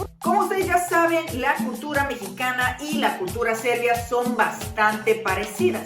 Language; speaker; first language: Spanish; non-native, fluent; Serbian